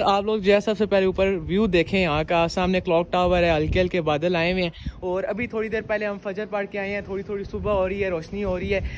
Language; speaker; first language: Urdu; non-native, local second language; Punjabi